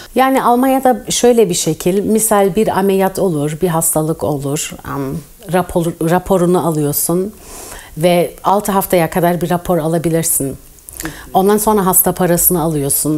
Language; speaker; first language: Turkish; early bilingual, heritage; Turkish